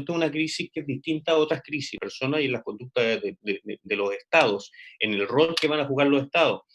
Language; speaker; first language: Spanish; native; Spanish